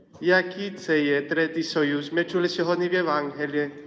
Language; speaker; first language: Ukrainian; non-native, fluent; Polish